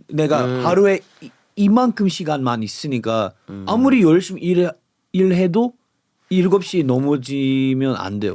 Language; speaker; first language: Korean; non-native, fluent; English